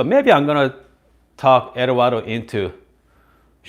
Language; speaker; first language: English; non-native, fluent; Korean